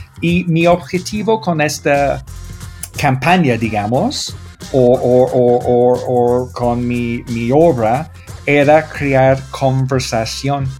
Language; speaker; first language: Spanish; non-native, fluent; English